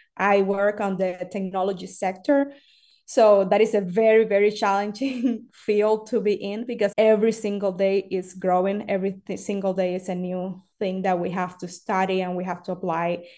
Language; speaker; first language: English; non-native, fluent; Spanish